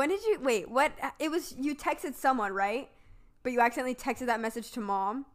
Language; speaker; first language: English; native; English